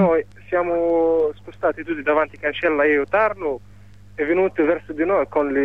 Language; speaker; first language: Italian; non-native, fluent; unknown